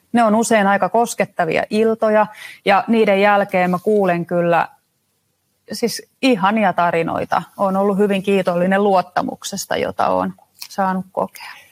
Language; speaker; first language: Finnish; native; Finnish